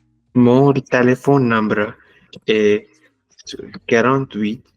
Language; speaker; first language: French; non-native, learner; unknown